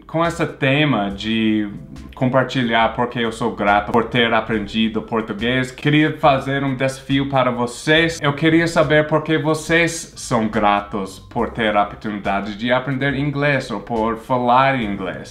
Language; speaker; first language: Portuguese; non-native, fluent; English